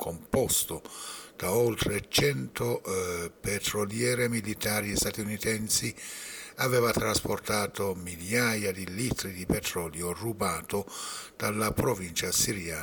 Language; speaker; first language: Italian; non-native, fluent; Persian